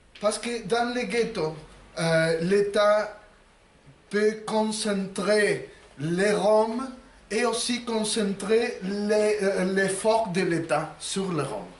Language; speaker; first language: French; non-native, learner; Spanish